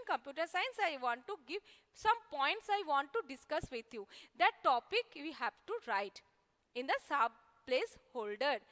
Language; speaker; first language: English; non-native, local second language; Bangla